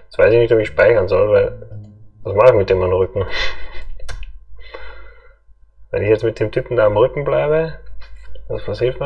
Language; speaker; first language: German; native; German